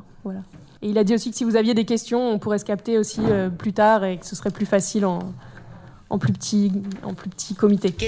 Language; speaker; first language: French; native; French